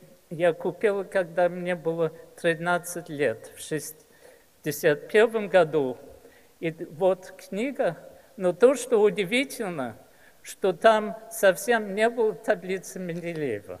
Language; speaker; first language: Russian; early bilingual, heritage; English